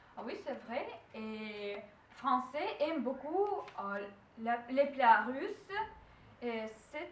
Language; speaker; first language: French; non-native, learner; Russian